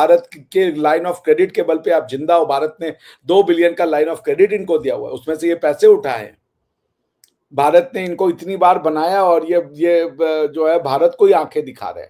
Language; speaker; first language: Hindi; native; Hindi